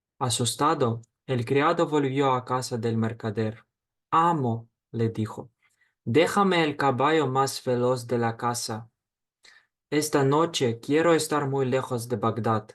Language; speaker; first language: Spanish; non-native, fluent; Ukrainian